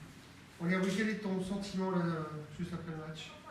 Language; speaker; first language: French; native; French